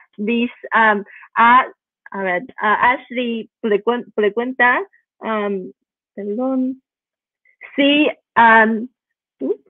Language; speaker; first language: Portuguese; non-native, learner; Chinese